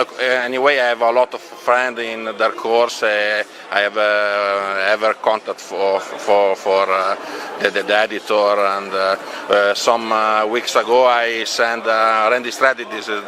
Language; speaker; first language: English; non-native, learner; Italian